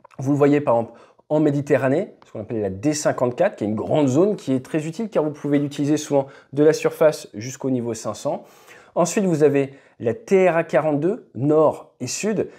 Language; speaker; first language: French; native; French